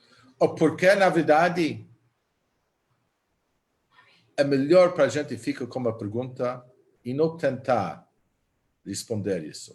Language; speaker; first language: Portuguese; non-native, fluent; Hebrew